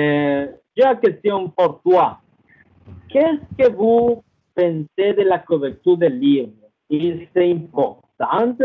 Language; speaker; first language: French; non-native, learner; Spanish